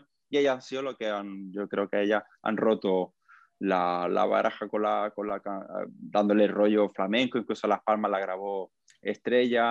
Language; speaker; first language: Spanish; native; Spanish